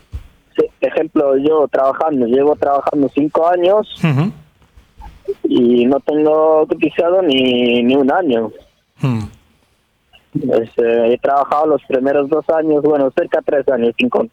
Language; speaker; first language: Spanish; non-native, learner; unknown